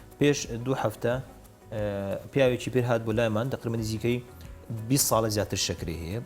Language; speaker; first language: Central Kurdish; native; Central Kurdish